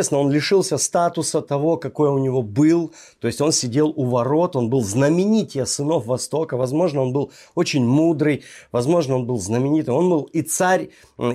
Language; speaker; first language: Russian; native; Russian